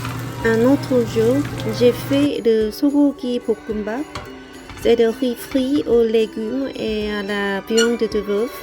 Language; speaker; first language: French; non-native, learner; Korean